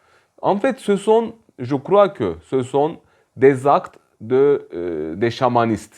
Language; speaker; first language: French; non-native, fluent; Turkish